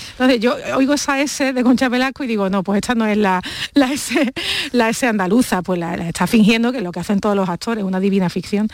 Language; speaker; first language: Spanish; native; Spanish